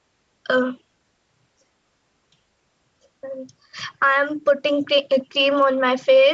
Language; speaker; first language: English; non-native, learner; Hindi